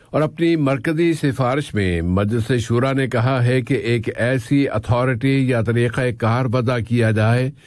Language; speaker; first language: Urdu; native; Urdu